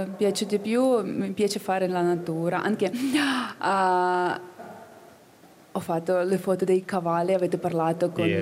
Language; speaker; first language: Italian; non-native, learner; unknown